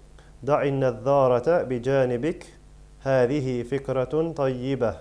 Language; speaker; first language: Arabic; non-native, fluent; English